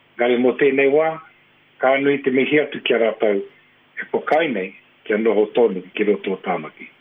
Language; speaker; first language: Māori; non-native, local second language; English